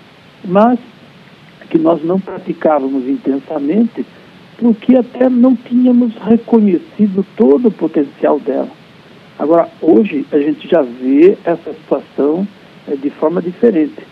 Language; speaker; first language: Portuguese; native; Portuguese